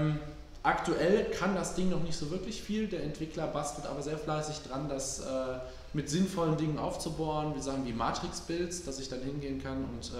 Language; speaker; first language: German; native; German